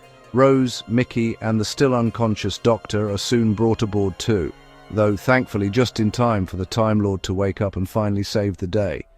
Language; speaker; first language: English; native; English